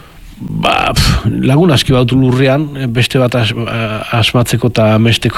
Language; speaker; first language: Basque; native; Basque